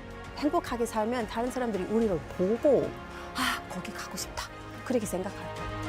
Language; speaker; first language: Korean; non-native, fluent; English